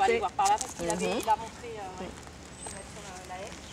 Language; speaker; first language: French; native; French